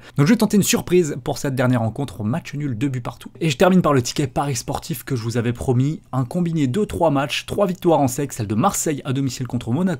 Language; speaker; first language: French; native; French